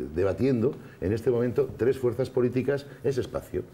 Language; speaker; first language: Spanish; native; Spanish